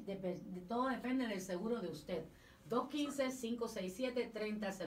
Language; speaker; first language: Spanish; native; Spanish